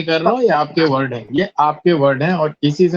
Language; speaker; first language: Hindi; native; Hindi